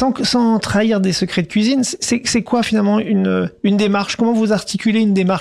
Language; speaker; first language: French; native; French